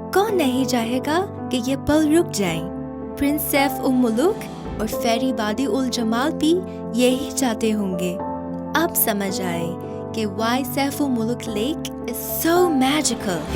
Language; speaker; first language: Hindi; non-native, fluent; Chinese